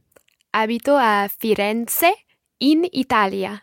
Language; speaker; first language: Italian; non-native, learner; English